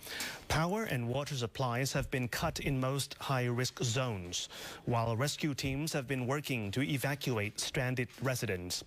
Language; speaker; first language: English; non-native, fluent; Thai